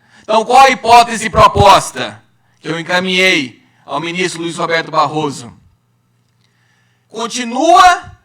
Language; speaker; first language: Portuguese; native; Portuguese